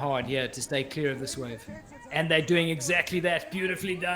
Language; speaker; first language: English; native; English